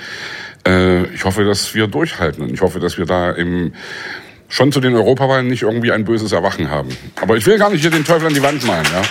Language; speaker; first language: German; native; German